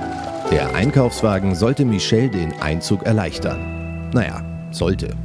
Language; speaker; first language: German; native; German